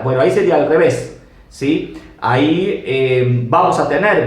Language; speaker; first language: Spanish; native; Spanish